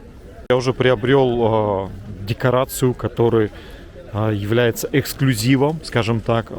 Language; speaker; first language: Russian; native; Russian